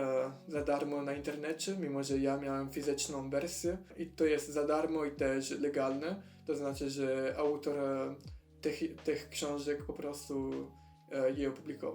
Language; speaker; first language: Polish; non-native, fluent; Italian